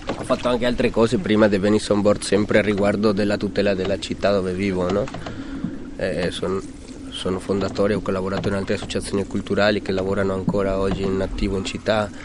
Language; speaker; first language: Italian; non-native, fluent; Spanish